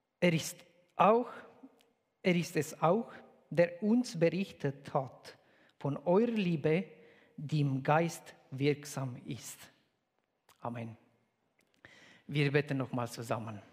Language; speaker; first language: German; non-native, fluent; Romanian